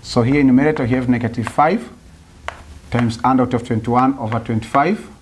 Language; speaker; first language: English; non-native, local second language; Swahili